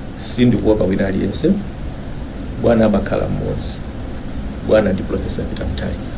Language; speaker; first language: Nyanja; native; Nyanja